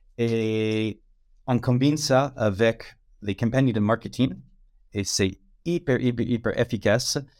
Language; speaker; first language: French; non-native, fluent; English